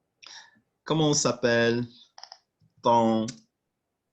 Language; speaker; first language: French; non-native, local second language; Arabic